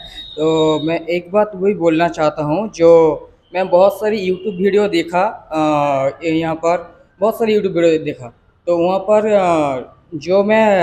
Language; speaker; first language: Hindi; non-native, local second language; Bangla